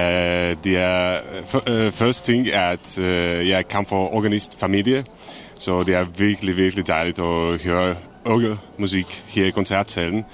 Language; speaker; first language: Danish; non-native, fluent; Czech